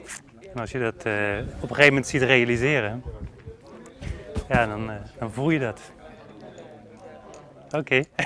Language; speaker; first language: Dutch; native; Dutch